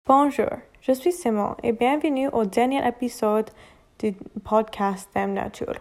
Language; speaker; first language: French; non-native, learner; English